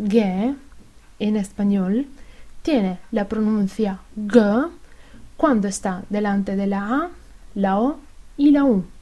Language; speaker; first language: Spanish; non-native, fluent; Italian